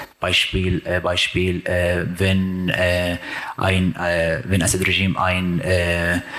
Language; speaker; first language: German; non-native, learner; Arabic